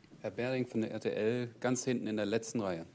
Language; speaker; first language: German; native; German